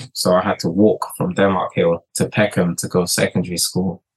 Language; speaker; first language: English; early bilingual, other home language; Portuguese